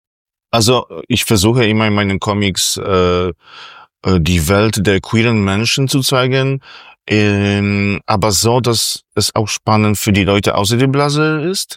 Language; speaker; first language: German; non-native, fluent; Polish